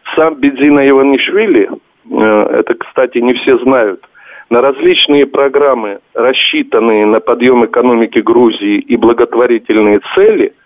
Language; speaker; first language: Russian; non-native, local second language; Georgian